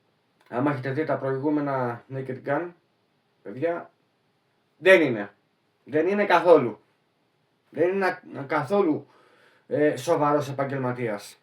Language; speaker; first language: Greek; native; Greek